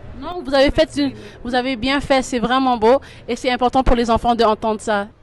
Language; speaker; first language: French; non-native, local second language; English